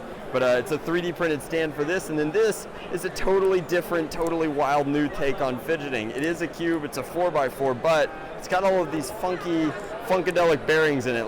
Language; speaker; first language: English; native; English